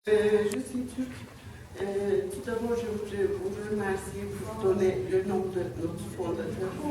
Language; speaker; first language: French; non-native, learner; Turkish